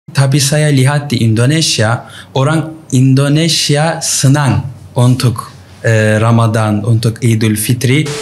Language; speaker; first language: Indonesian; non-native, learner; Turkish